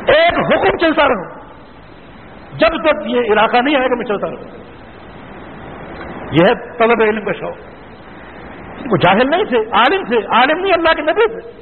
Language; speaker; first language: Urdu; native; Urdu